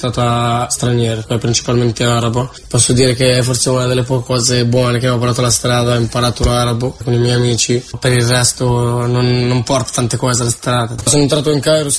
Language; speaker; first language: Italian; native; Italian